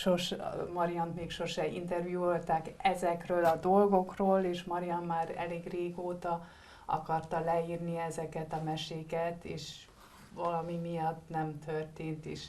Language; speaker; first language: Hungarian; early bilingual, heritage; Hungarian